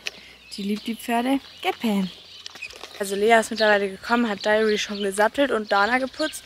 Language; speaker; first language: German; native; German